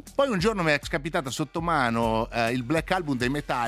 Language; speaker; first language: Italian; native; Italian